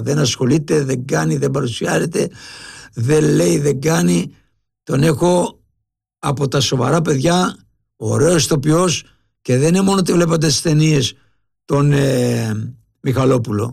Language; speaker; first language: Greek; native; Greek